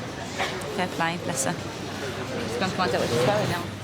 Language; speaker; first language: English; native; English